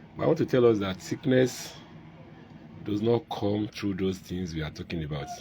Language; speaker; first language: English; non-native, local second language; Yoruba